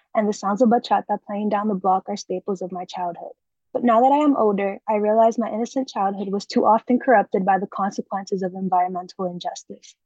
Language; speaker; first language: English; native; English